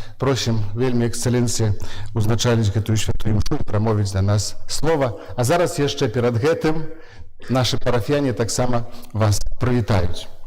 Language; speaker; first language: Belarusian; native; Belarusian